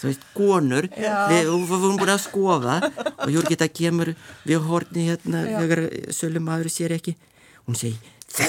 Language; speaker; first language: Icelandic; non-native, fluent; Lithuanian